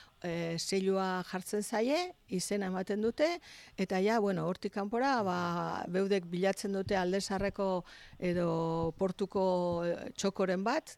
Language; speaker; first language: Basque; native; Basque